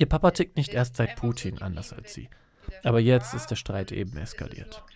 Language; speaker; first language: German; native; German